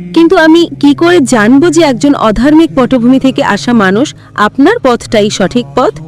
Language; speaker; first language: Bangla; non-native, fluent; Italian